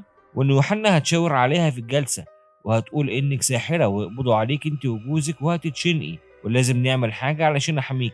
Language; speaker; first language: Arabic; native; Arabic